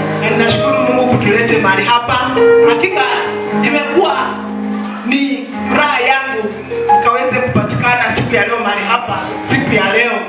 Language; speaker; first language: Swahili; non-native, local second language; Luyia